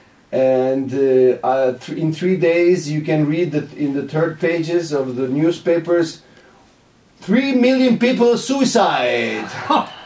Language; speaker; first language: English; non-native, fluent; Turkish